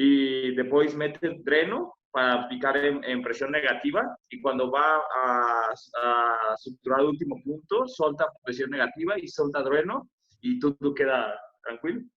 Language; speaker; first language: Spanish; non-native, learner; Portuguese